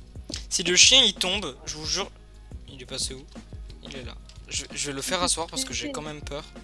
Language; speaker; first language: French; native; French